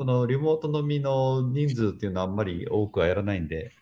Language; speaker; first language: Japanese; native; Japanese